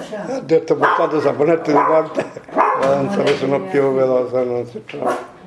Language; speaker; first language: Italian; non-native, learner; Maltese